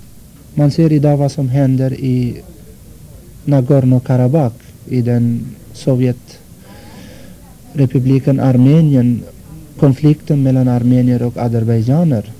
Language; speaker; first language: Swedish; non-native, fluent; Armenian